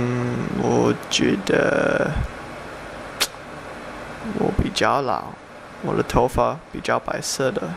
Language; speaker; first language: Chinese; non-native, learner; English